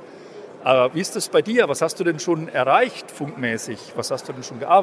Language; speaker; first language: German; native; German